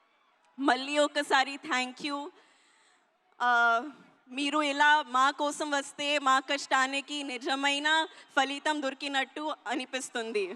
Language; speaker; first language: Telugu; non-native, learner; Hindi